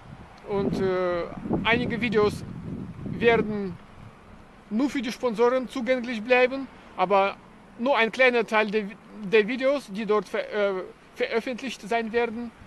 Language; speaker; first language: German; non-native, fluent; Russian